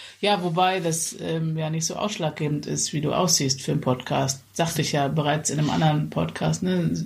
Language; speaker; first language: German; native; German